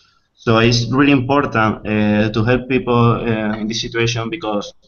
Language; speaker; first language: English; non-native, learner; Spanish